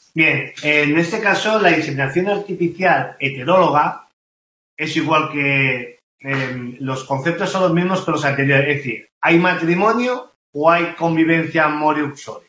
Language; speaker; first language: Spanish; native; Spanish